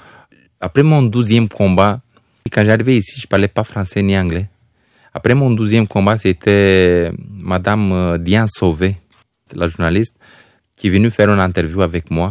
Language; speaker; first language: French; non-native, fluent; Romanian